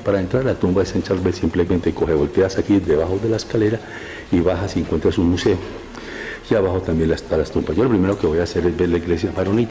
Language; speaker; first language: Spanish; native; Spanish